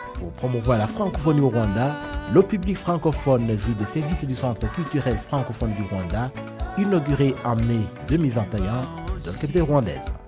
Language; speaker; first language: French; non-native, local second language; Kinyarwanda